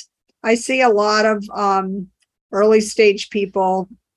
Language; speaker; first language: English; native; English